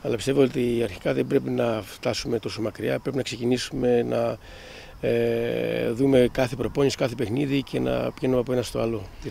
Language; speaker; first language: Greek; native; Greek